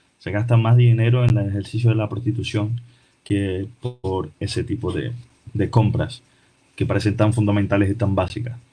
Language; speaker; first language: Spanish; early bilingual, other home language; Portuguese